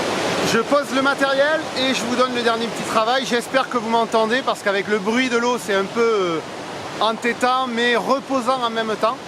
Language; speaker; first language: French; native; French